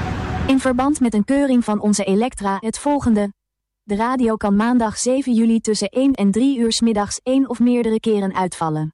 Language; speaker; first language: Dutch; native; Dutch